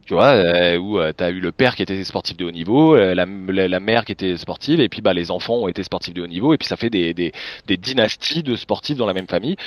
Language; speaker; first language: French; native; French